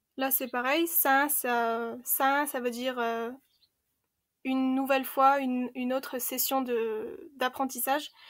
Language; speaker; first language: French; early bilingual, other home language; Khmer